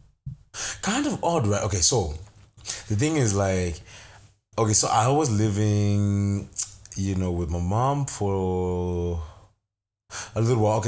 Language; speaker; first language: English; non-native, local second language; Shona